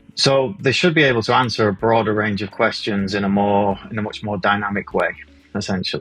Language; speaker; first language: English; native; English